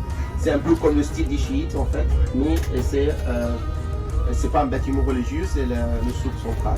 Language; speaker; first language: French; non-native, fluent; Arabic